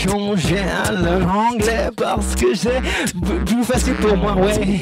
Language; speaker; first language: French; non-native, learner; English